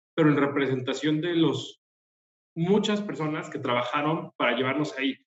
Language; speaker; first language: Spanish; native; Spanish